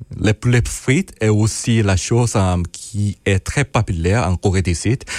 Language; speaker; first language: French; non-native, fluent; Korean